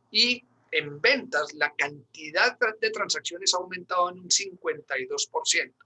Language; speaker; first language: Spanish; native; Spanish